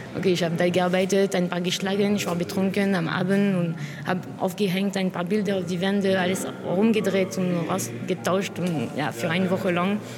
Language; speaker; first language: German; non-native, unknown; French